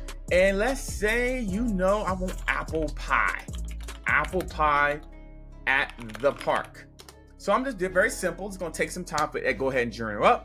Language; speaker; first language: English; native; English